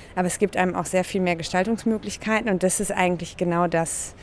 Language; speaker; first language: German; native; German